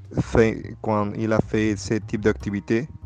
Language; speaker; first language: French; non-native, learner; Spanish